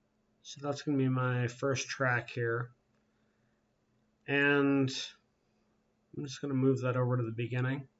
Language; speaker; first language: English; native; English